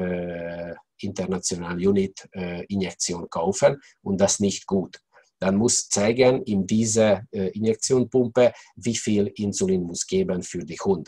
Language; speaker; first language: German; non-native, learner; Hungarian